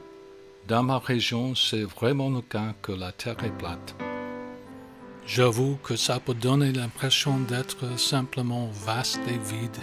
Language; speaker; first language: French; non-native, fluent; English